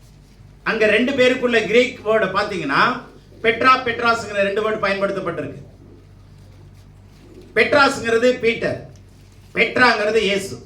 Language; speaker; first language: Tamil; native; Tamil